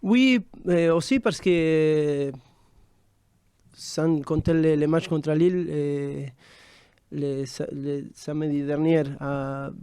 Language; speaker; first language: French; non-native, fluent; Spanish